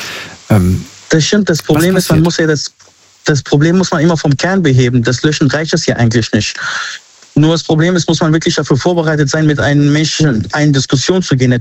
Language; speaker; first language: German; early bilingual, other home language; Arabic